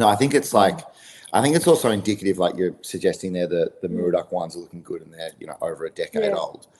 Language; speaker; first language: English; native; English